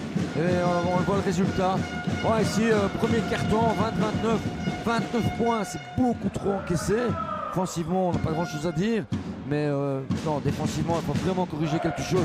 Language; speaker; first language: French; native; French